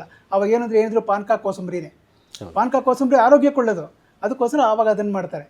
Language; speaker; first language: Kannada; native; Kannada